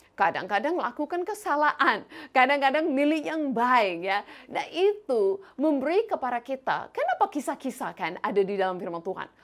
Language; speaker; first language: Indonesian; non-native, fluent; English